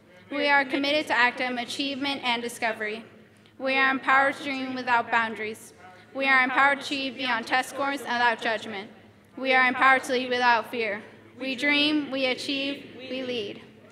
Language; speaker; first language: English; early bilingual, other home language; Spanish